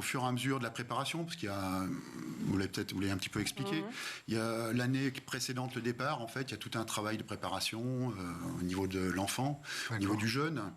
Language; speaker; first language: French; native; French